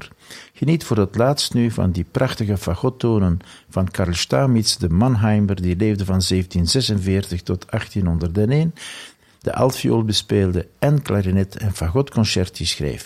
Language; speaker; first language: Dutch; native; Dutch